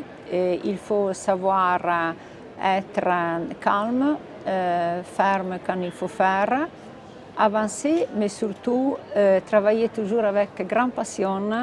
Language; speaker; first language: French; non-native, fluent; Italian